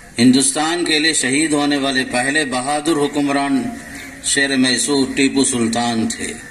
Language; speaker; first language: Urdu; native; Urdu